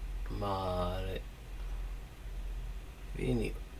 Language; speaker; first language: Dutch; non-native, learner; English